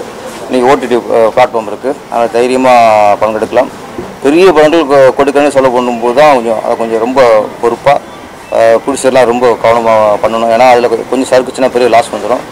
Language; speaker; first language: Tamil; native; Tamil